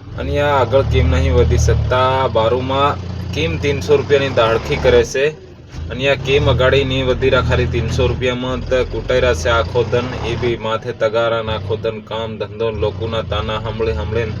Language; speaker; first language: Gujarati; non-native, local second language; Bhili